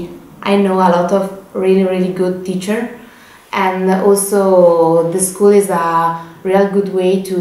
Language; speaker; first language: English; non-native, learner; Italian